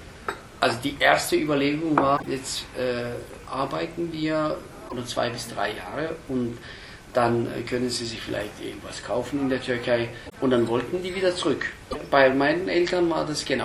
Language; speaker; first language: German; early bilingual, other home language; Turkish